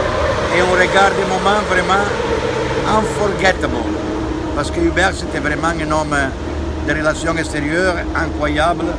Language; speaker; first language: French; non-native, fluent; Italian